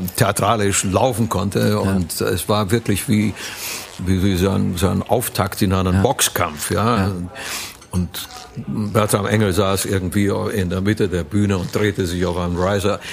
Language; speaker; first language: German; early bilingual, other home language; Romanian